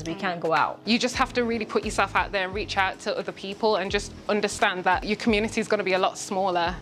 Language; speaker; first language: English; native; English